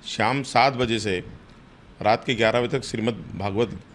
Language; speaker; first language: Hindi; native; Hindi